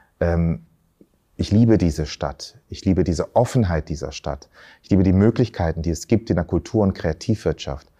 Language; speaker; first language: German; early bilingual, other home language; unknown